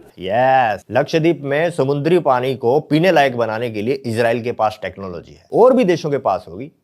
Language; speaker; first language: Hindi; native; Hindi